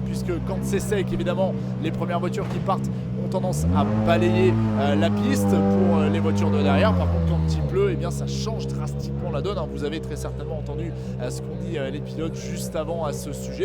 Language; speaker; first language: French; native; French